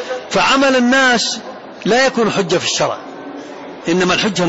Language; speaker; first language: Arabic; native; Arabic